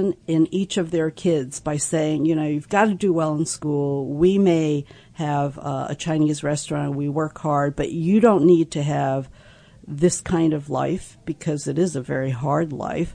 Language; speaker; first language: English; early bilingual, other home language; Cantonese